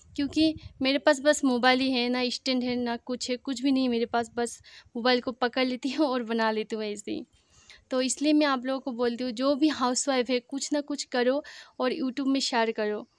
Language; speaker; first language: Hindi; non-native, local second language; Assamese